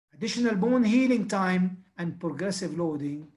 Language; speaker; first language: English; non-native, fluent; Arabic